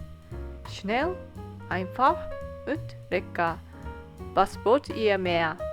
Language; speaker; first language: German; non-native, fluent; Japanese